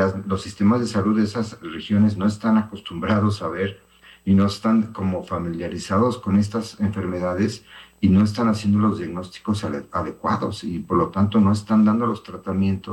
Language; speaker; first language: Spanish; native; Spanish